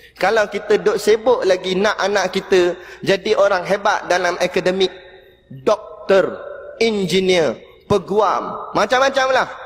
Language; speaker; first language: Malay; native; Malay